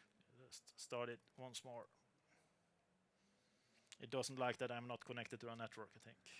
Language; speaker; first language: English; non-native, fluent; Norwegian